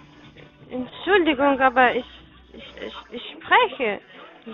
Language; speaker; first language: German; non-native, fluent; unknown